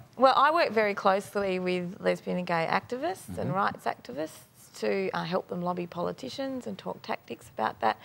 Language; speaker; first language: English; native; English